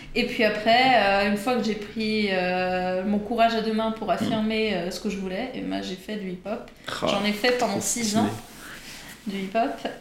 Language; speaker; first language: French; native; French